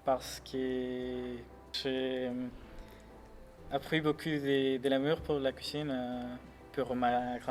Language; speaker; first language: French; non-native, learner; Spanish